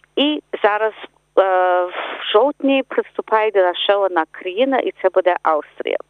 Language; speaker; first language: Ukrainian; early bilingual, heritage; Ukrainian